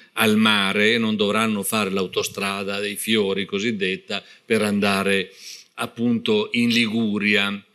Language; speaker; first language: Italian; native; Italian